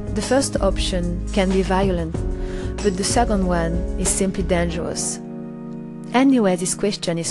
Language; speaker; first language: English; non-native, fluent; French